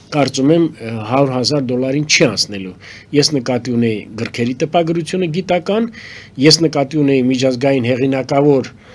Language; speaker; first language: Armenian; native; Armenian